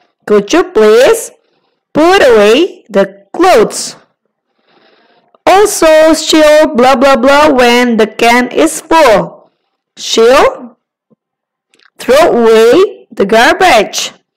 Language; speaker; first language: English; non-native, fluent; Indonesian